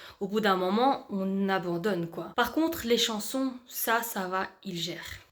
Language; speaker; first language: French; native; French